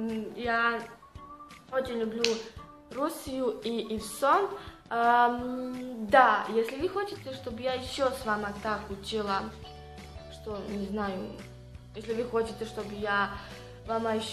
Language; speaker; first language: Russian; non-native, learner; Serbian